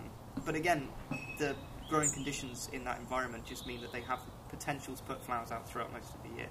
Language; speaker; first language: English; native; English